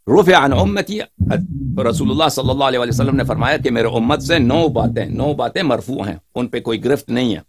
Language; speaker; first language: Urdu; native; Urdu